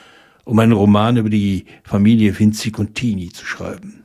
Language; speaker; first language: German; native; German